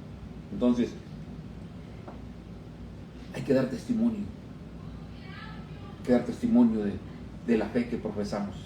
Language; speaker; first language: Spanish; native; Spanish